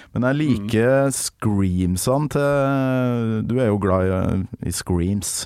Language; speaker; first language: Norwegian; native; Norwegian